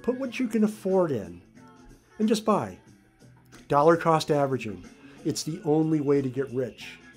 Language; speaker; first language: English; native; English